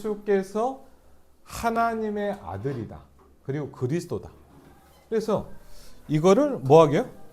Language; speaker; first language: Korean; native; Korean